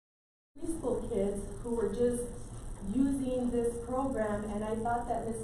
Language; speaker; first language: English; native; English